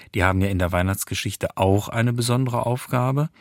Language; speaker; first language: German; native; German